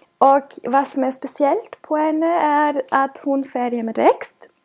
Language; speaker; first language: Swedish; non-native, fluent; German